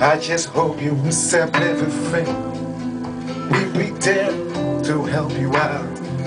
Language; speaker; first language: English; non-native, learner; Dutch